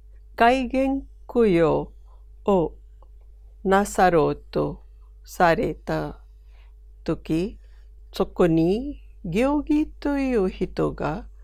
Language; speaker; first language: Japanese; non-native, fluent; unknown